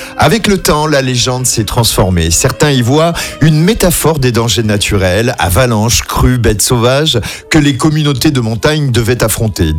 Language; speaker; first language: French; native; French